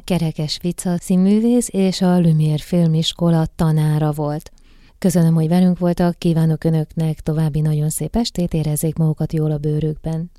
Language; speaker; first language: Hungarian; native; Hungarian